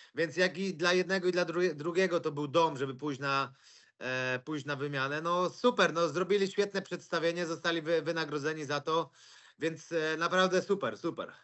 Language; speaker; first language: Polish; native; Polish